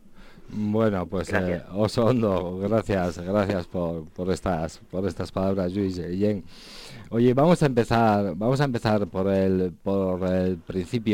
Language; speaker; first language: Spanish; native; Spanish